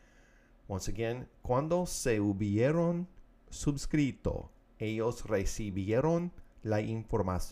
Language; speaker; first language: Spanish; non-native, fluent; English